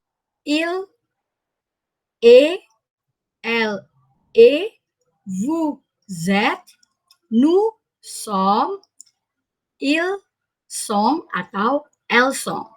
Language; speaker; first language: French; non-native, fluent; Indonesian